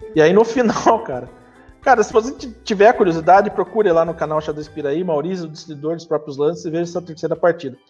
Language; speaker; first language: Portuguese; native; Portuguese